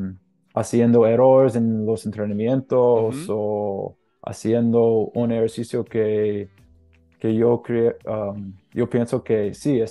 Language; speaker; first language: Spanish; non-native, learner; English